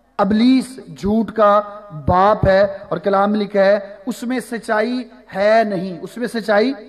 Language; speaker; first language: Urdu; non-native, local second language; Punjabi